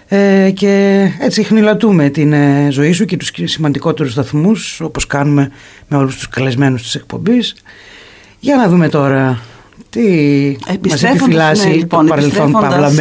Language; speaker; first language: Greek; native; Greek